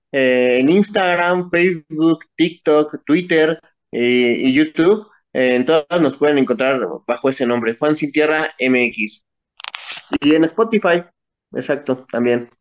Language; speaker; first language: Spanish; native; Spanish